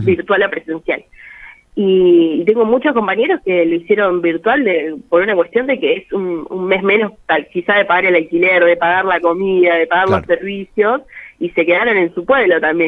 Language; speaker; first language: Spanish; native; Spanish